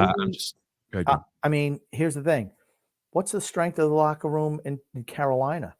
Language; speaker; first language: English; native; English